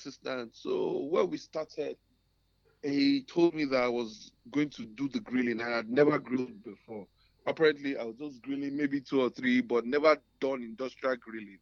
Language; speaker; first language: English; non-native, local second language; Yoruba